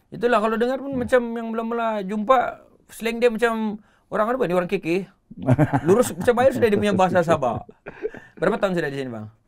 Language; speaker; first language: Malay; native; Malay